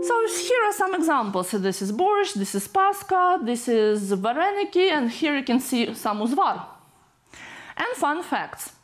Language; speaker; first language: English; non-native, fluent; Ukrainian